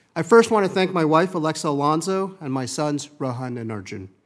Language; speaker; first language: English; early bilingual, other home language; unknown